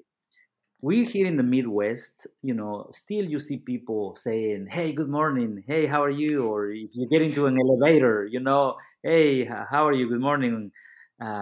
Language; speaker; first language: English; non-native, fluent; Spanish